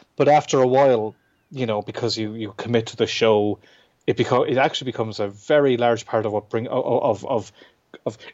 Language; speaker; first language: English; native; English